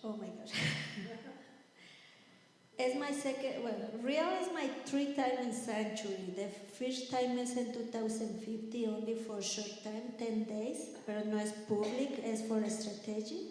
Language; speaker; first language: English; non-native, learner; Spanish